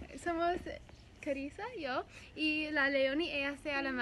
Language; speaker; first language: Spanish; non-native, learner; English